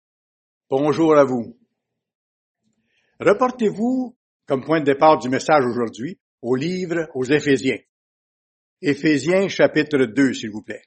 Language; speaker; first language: French; native; French